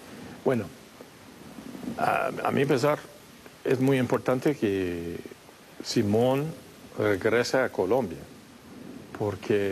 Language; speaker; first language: Spanish; non-native, fluent; English